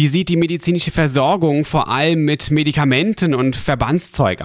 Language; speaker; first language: German; native; German